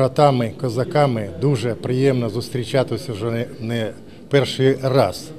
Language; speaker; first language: Ukrainian; native; Ukrainian